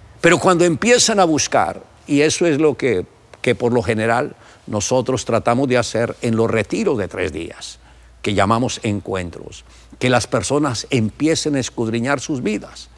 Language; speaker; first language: Spanish; native; Spanish